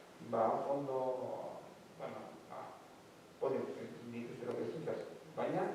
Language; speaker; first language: Basque; non-native, learner; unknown